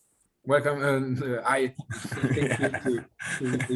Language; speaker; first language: English; non-native, learner; French